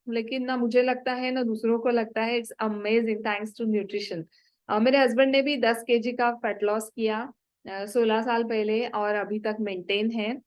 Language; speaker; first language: Hindi; non-native, local second language; Marathi